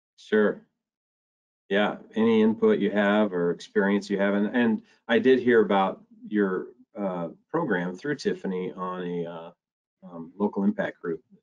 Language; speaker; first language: English; native; English